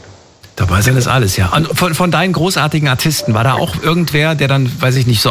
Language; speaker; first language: German; native; German